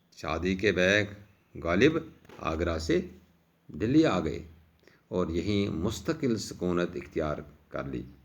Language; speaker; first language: Urdu; non-native, local second language; Kashmiri